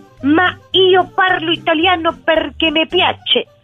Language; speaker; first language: Italian; non-native, learner; Spanish